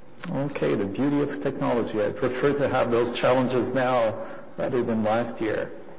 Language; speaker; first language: English; non-native, fluent; French